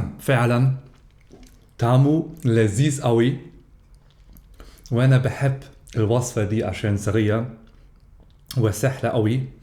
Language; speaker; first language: Egyptian Arabic; non-native, learner; German